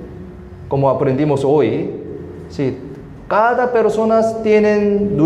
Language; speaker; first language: Spanish; non-native, fluent; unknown